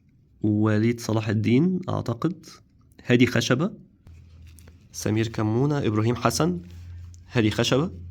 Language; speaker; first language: Arabic; native; Arabic